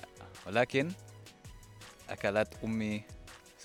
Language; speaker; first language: Arabic; non-native, learner; English